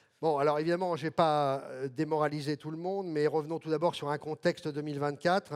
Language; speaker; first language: French; native; French